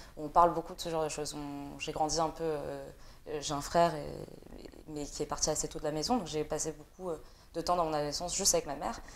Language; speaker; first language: French; early bilingual, other home language; Vietnamese